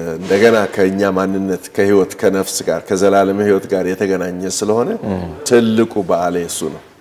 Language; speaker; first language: Amharic; non-native, local second language; Wolaytta